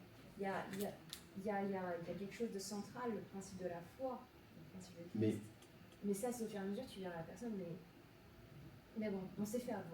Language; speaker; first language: French; native; French